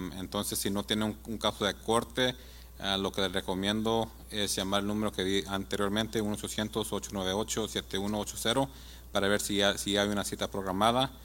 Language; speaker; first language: Spanish; early bilingual, heritage; Spanish